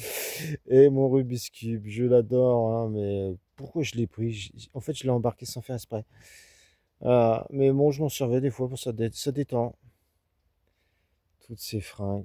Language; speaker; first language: French; native; French